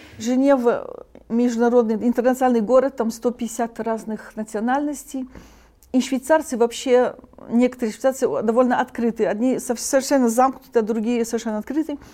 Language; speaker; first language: Russian; early bilingual, heritage; Russian